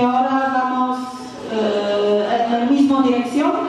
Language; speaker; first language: Spanish; non-native, learner; Polish